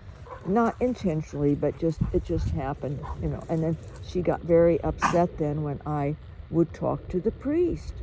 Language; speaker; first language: English; native; English